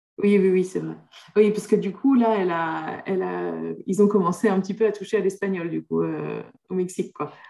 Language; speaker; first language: French; native; French